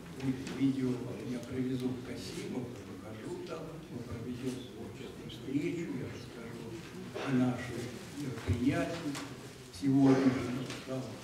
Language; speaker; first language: Russian; native; Russian